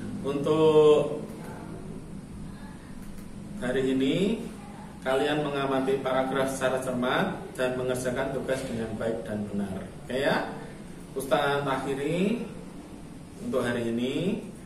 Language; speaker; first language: Indonesian; native; Indonesian